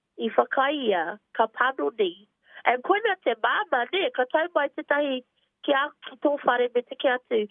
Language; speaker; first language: Māori; non-native, local second language; English